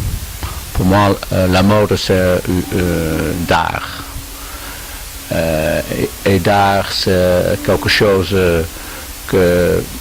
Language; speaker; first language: French; non-native, learner; Dutch